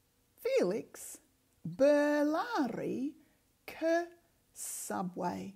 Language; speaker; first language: Indonesian; non-native, fluent; English